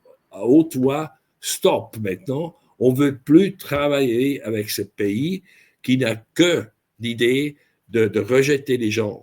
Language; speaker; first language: French; non-native, local second language; German